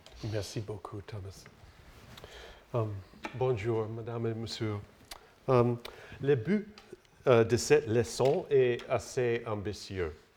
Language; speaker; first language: French; non-native, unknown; English